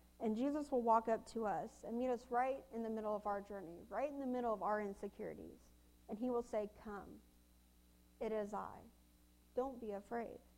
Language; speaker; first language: English; native; English